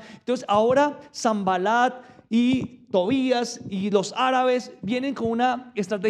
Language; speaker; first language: Spanish; native; Spanish